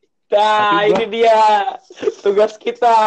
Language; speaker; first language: Indonesian; native; Indonesian